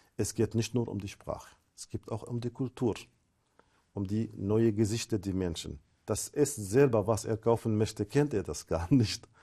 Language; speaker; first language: German; non-native, learner; Arabic